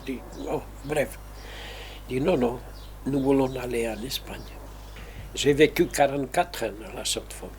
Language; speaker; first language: French; non-native, fluent; Spanish